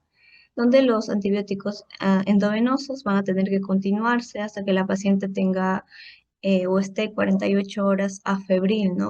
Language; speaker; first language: Spanish; native; Spanish